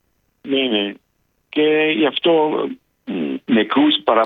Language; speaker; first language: Greek; non-native, local second language; Arabic